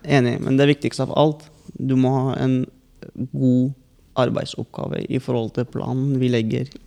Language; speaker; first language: Norwegian; early bilingual, other home language; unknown